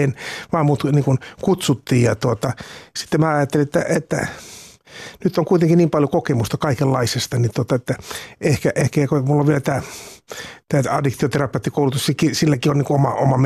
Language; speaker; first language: Finnish; native; Finnish